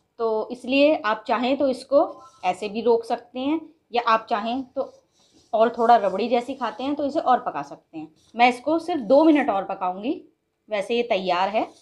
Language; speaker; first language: Hindi; native; Hindi